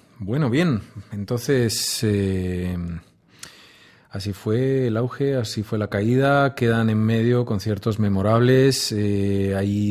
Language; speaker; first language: Spanish; native; Spanish